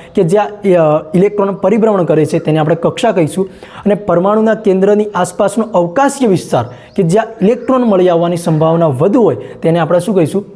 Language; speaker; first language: Gujarati; native; Gujarati